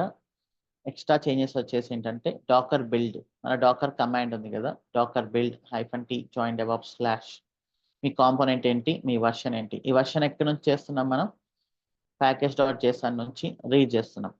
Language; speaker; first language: Telugu; native; Telugu